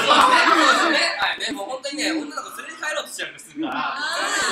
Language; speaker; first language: Japanese; native; Japanese